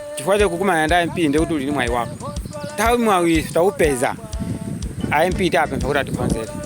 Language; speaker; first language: Nyanja; native; Nyanja